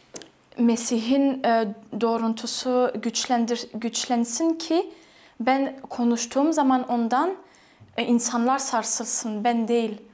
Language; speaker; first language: Turkish; non-native, fluent; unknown